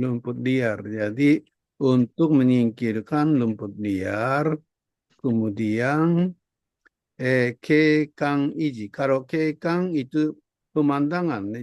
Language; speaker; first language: Indonesian; non-native, fluent; Japanese